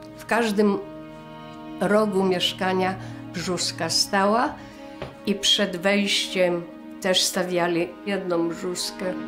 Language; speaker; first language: Polish; native; Polish